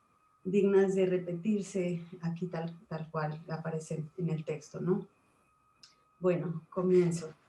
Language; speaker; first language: Spanish; native; Spanish